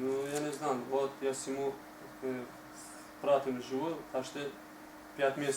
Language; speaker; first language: Russian; non-native, learner; Tajik